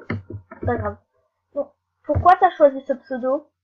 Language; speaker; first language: French; native; French